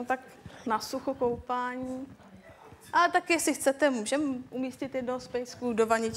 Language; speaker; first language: Czech; native; Czech